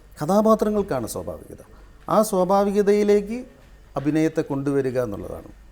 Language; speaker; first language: Malayalam; native; Malayalam